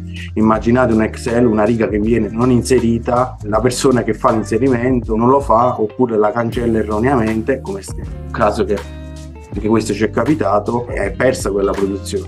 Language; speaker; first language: Italian; native; Italian